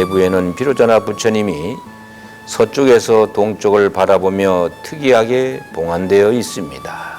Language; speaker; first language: Korean; native; Korean